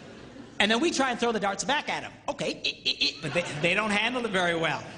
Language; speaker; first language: English; native; English